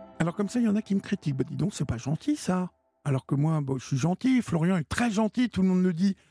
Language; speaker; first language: French; native; French